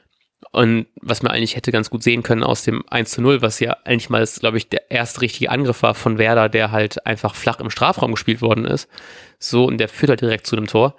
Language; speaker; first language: German; native; German